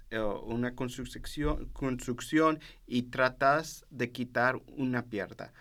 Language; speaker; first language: Spanish; early bilingual, heritage; Spanish